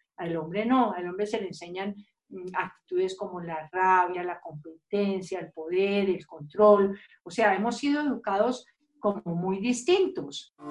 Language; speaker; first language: Spanish; native; Spanish